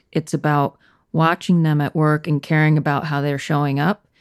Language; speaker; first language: English; native; English